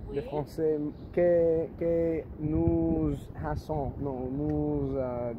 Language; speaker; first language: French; non-native, learner; English